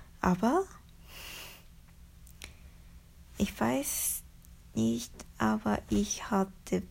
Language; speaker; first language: German; non-native, learner; Japanese